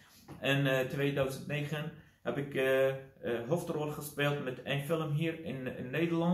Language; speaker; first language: Dutch; non-native, learner; Kurdish